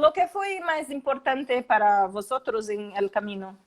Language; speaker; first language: Spanish; non-native, learner; Portuguese